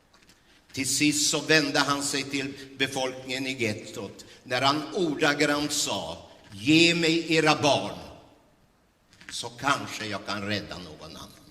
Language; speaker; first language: Swedish; early bilingual, other home language; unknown